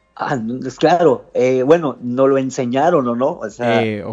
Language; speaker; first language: Spanish; native; Spanish